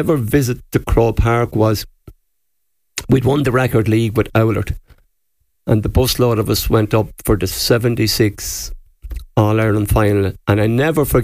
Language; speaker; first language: English; native; English